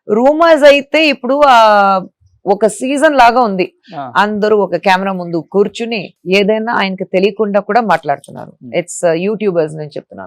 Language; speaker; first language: Telugu; non-native, fluent; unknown